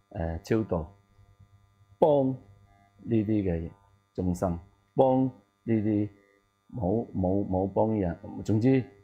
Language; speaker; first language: Cantonese; non-native, learner; Tibetan